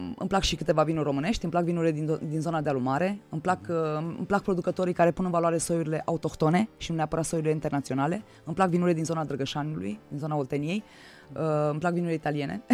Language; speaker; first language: Romanian; native; Romanian